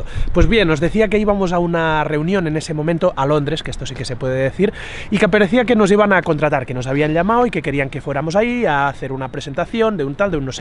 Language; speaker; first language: Spanish; native; Spanish